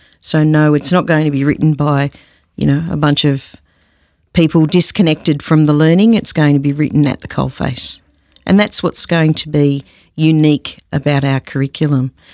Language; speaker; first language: English; native; English